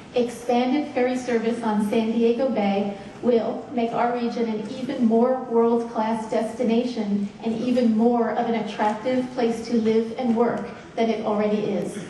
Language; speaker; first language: English; native; English